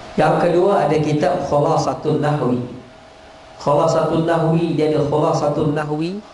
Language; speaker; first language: Malay; native; Malay